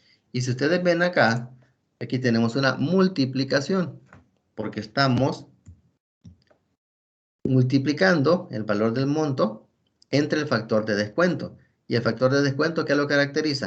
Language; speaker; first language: Spanish; native; Spanish